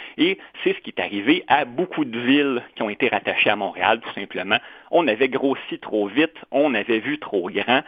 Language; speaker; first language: French; native; French